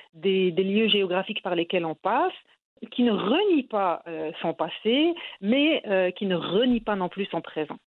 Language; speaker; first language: French; non-native, local second language; Arabic